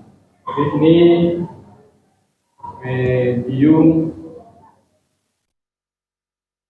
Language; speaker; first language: Indonesian; native; Indonesian